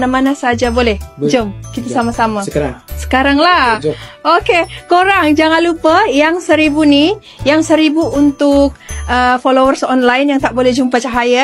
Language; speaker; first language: Malay; native; Malay